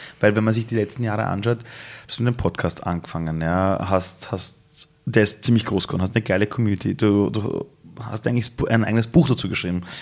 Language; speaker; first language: German; early bilingual, other home language; Persian